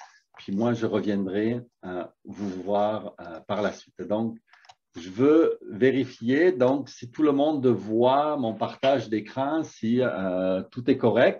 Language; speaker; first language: French; native; French